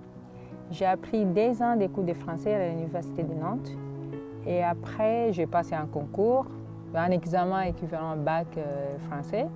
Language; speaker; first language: French; non-native, fluent; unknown